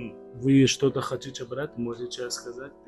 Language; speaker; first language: Russian; non-native, learner; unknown